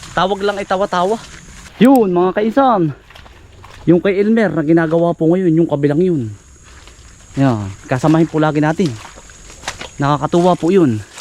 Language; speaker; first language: Filipino; native; Filipino